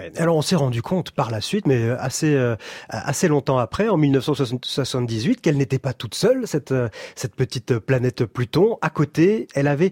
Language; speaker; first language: French; native; French